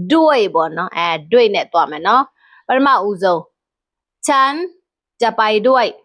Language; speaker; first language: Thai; non-native, fluent; Burmese